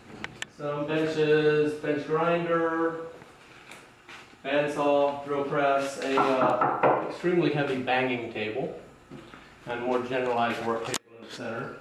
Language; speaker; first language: English; native; English